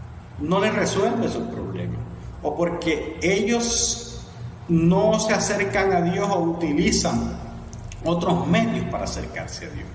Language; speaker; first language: Spanish; native; Spanish